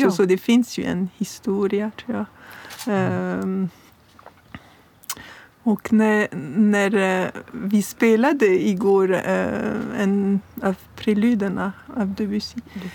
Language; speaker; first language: Swedish; non-native, fluent; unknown